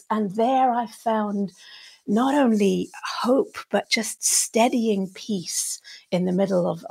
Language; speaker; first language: English; native; English